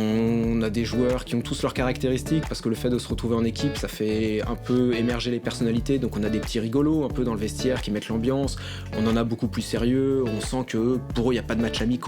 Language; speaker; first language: French; native; French